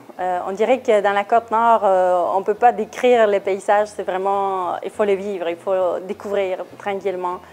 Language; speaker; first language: French; non-native, fluent; Spanish